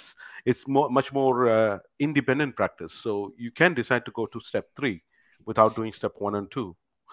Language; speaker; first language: English; non-native, local second language; Tamil